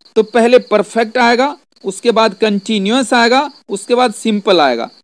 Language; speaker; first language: Hindi; native; Hindi